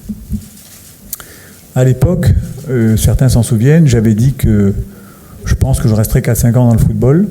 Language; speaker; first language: French; native; French